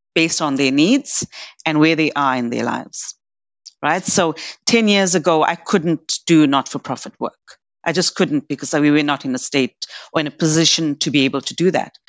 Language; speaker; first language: English; native; English